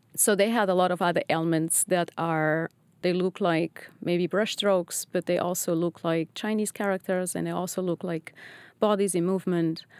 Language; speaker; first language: English; non-native, fluent; Portuguese